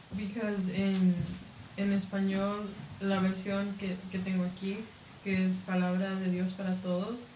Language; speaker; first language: Spanish; early bilingual, heritage; Spanish